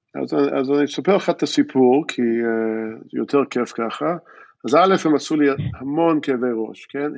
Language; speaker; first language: Hebrew; early bilingual, other home language; English